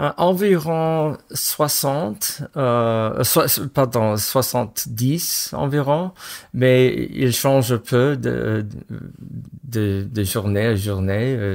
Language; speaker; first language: French; non-native, fluent; English